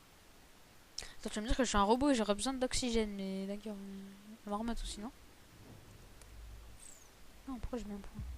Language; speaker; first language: French; native; French